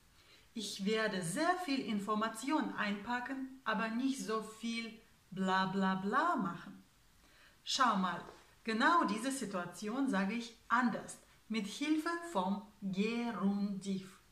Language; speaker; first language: German; non-native, fluent; Russian